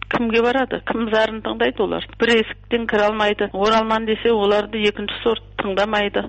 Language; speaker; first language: Kazakh; early bilingual, heritage; Kazakh